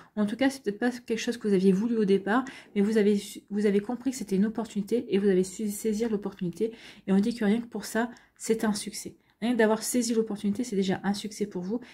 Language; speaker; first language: French; native; French